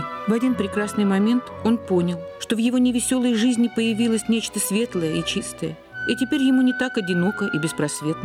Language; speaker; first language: Russian; native; Russian